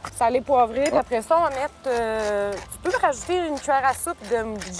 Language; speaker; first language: French; native; French